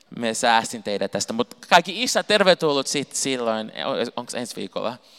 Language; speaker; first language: Finnish; non-native, fluent; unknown